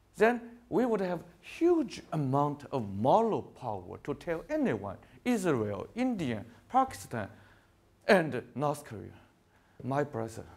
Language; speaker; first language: English; non-native, fluent; Chinese